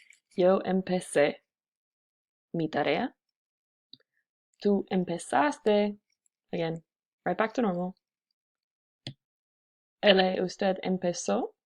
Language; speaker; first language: Spanish; non-native, fluent; English